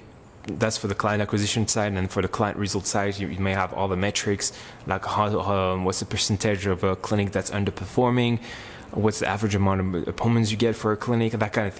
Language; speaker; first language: English; non-native, fluent; French